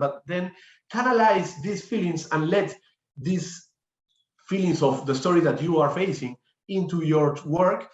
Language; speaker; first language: English; non-native, fluent; Spanish